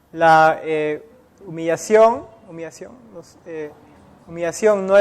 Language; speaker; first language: Spanish; native; Spanish